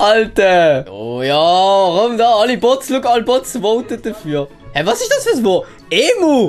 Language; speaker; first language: German; native; German